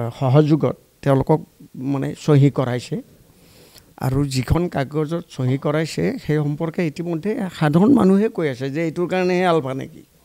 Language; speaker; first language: Assamese; native; Assamese